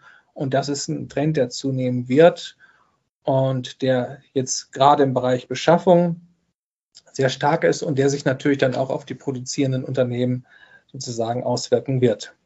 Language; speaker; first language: German; native; German